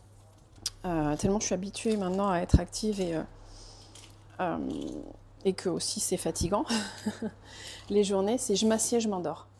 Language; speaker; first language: French; native; French